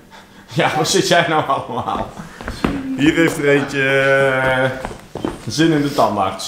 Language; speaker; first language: Dutch; native; Dutch